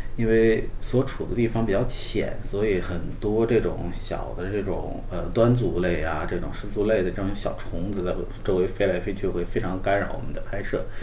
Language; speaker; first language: Chinese; native; Chinese